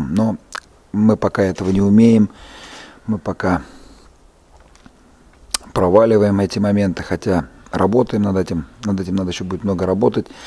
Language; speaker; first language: Russian; native; Russian